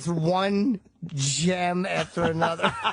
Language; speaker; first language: English; native; English